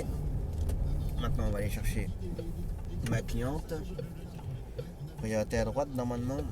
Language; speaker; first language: French; native; French